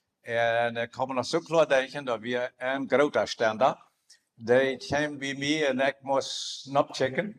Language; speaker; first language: German; non-native, learner; Plautdietsch